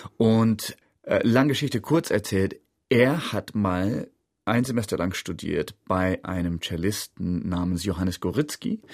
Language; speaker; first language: German; non-native, fluent; English